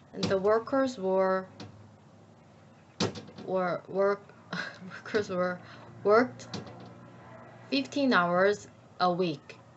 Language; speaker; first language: English; non-native, learner; Korean